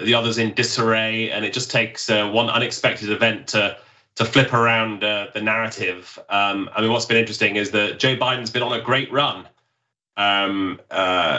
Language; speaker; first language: English; native; English